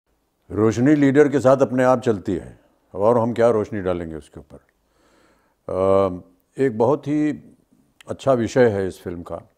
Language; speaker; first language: Hindi; native; Hindi